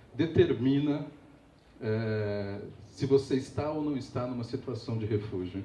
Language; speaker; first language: Portuguese; native; Portuguese